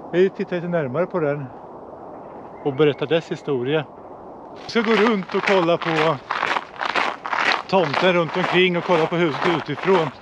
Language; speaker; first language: Swedish; native; Swedish